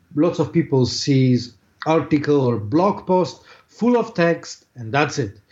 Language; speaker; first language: English; non-native, fluent; Polish